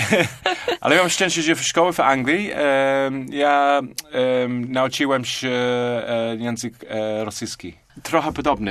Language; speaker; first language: Polish; non-native, learner; English